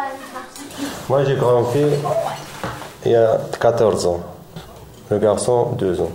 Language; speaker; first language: French; non-native, learner; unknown